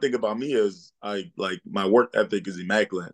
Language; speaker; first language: English; early bilingual, other home language; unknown